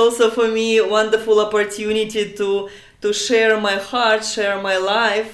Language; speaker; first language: English; non-native, learner; Russian